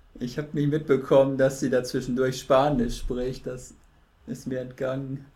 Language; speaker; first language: German; native; German